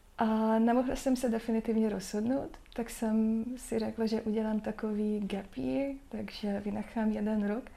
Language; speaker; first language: Czech; non-native, fluent; Hungarian